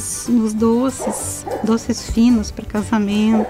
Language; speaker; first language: Portuguese; native; Portuguese